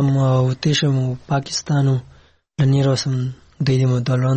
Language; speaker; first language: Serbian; non-native, learner; Pashto